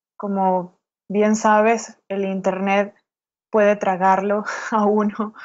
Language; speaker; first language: Spanish; native; Spanish